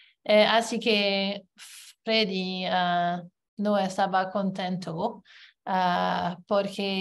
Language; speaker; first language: Spanish; non-native, learner; English